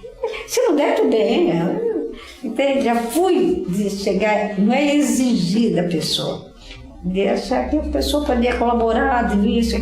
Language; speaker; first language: Portuguese; native; Portuguese